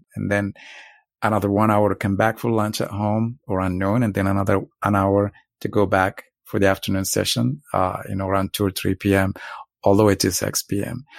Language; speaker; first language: English; non-native, fluent; Arabic